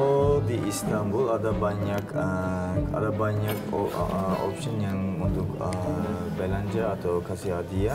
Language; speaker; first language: Indonesian; non-native, fluent; Turkish